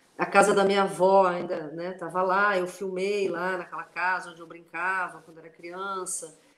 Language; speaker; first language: Portuguese; non-native, local second language; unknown